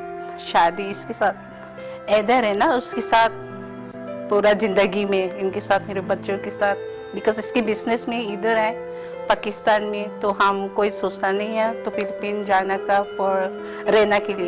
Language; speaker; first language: Hindi; non-native, learner; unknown